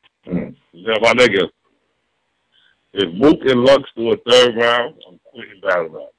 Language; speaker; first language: English; native; English